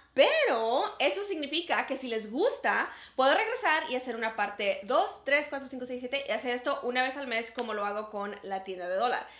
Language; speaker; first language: Spanish; early bilingual, heritage; Spanish